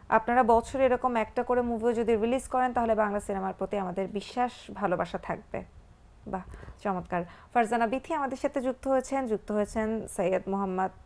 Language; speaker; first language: Bangla; native; Bangla